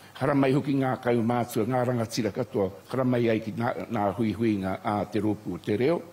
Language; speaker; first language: Māori; native; Māori